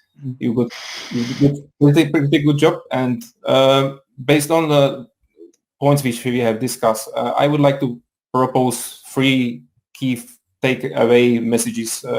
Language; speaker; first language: English; non-native, fluent; Czech